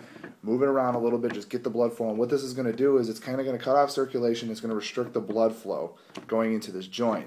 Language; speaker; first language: English; native; English